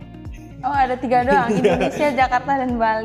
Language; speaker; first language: Indonesian; native; Indonesian